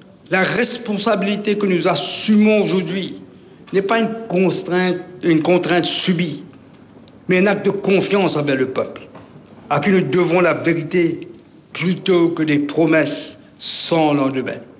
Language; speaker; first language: French; non-native, local second language; Morisyen